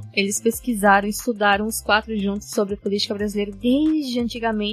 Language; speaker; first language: Portuguese; early bilingual, heritage; Japanese